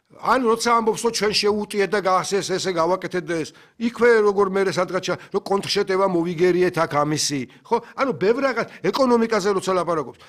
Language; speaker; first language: Georgian; native; Georgian